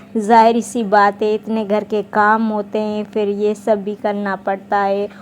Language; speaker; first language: Urdu; non-native, local second language; Sindhi